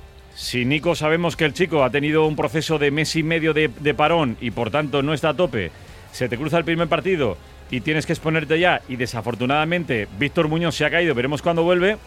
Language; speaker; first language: Spanish; native; Spanish